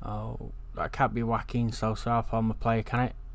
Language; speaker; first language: English; native; English